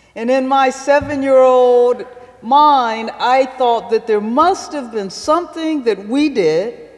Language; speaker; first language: English; native; English